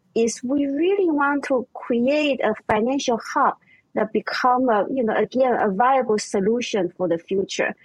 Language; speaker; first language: English; non-native, fluent; German